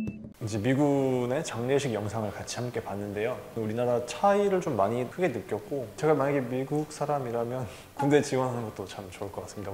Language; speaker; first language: Korean; native; Korean